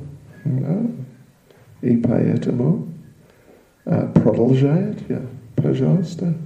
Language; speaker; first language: Russian; non-native, learner; English